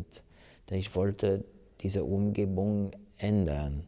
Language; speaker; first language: German; non-native, fluent; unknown